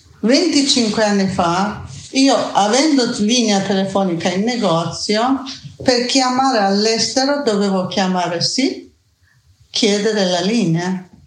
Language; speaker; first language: Italian; non-native, fluent; Persian